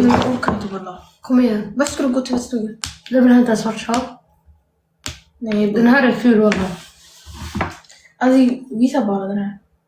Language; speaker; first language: Swedish; early bilingual, other home language; Somali